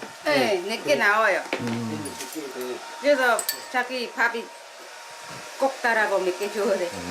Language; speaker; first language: Korean; non-native, learner; Khmer